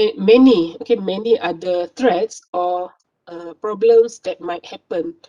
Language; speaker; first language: English; non-native, local second language; Malay